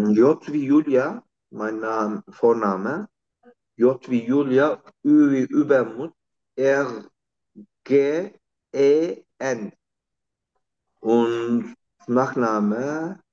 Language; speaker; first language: German; non-native, learner; Turkish